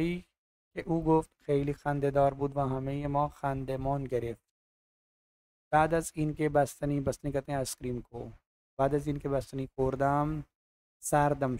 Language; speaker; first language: Persian; non-native, fluent; Urdu